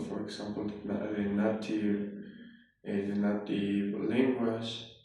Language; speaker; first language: English; non-native, learner; Spanish